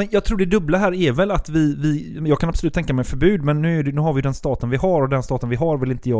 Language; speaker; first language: Swedish; native; Swedish